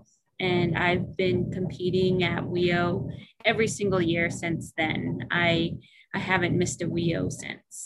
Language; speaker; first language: English; native; English